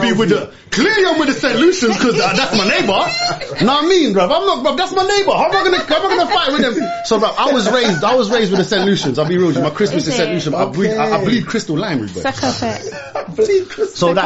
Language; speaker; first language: English; non-native, local second language; Arabic